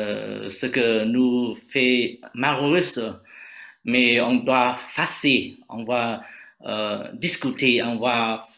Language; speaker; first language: French; non-native, learner; Vietnamese